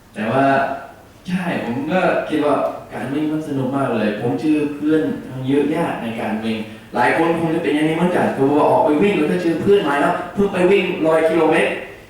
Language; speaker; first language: Thai; non-native, learner; English